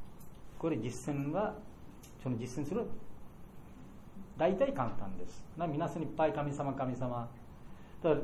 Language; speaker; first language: Japanese; non-native, learner; Bangla